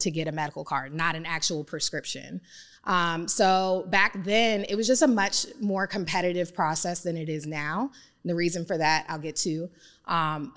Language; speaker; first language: English; native; English